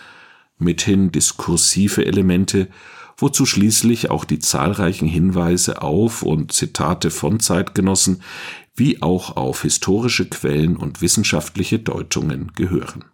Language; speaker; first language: German; native; German